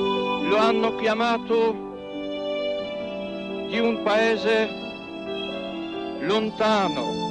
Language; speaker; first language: Italian; non-native, fluent; Polish